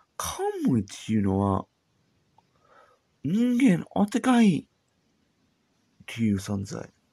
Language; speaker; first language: Japanese; non-native, learner; English